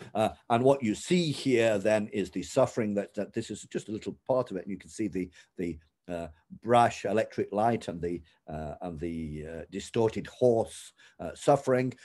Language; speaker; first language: English; native; English